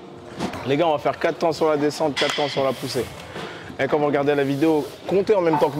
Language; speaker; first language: French; native; French